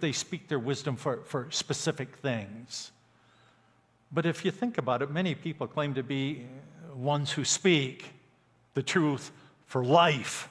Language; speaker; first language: English; native; English